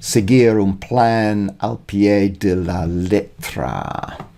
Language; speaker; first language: Spanish; non-native, learner; English